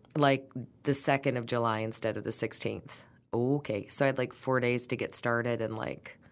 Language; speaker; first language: English; native; English